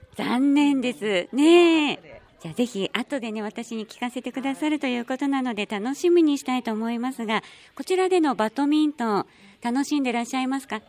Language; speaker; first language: Japanese; native; Japanese